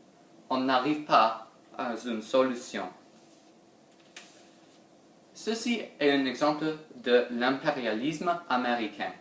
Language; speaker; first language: French; non-native, learner; English